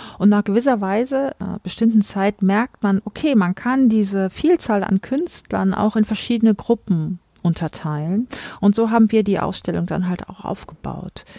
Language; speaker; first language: German; native; German